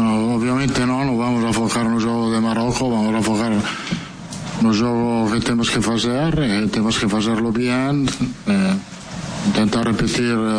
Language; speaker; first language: Portuguese; non-native, fluent; Italian